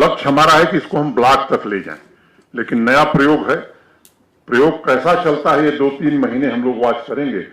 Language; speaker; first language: Hindi; native; Hindi